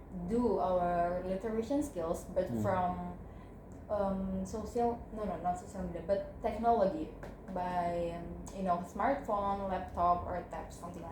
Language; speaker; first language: English; non-native, learner; Indonesian